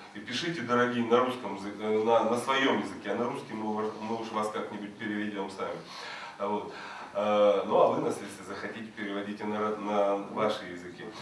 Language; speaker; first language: Russian; native; Russian